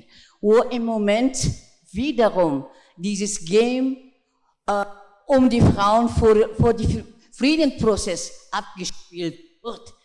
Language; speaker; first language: German; non-native, fluent; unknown